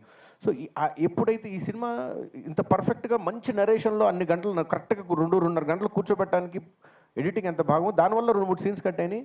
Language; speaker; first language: Telugu; native; Telugu